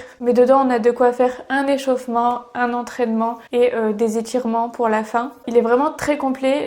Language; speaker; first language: French; native; French